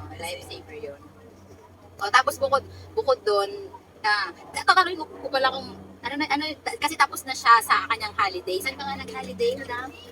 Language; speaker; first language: Filipino; native; Filipino